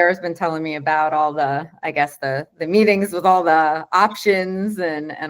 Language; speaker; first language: English; native; English